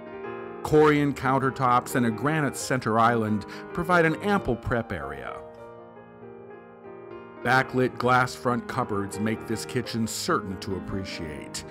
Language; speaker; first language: English; native; English